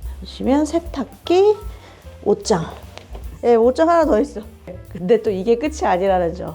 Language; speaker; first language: Korean; native; Korean